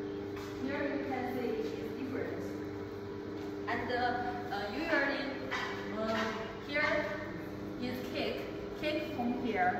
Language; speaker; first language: English; non-native, learner; Chinese